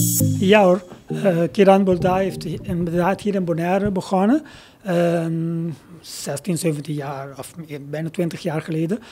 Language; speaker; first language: Dutch; non-native, local second language; Papiamento